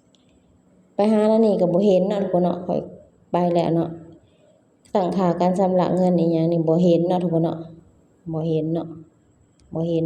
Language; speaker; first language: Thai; non-native, local second language; Lao